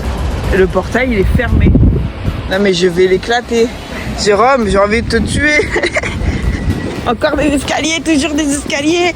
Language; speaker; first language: French; native; French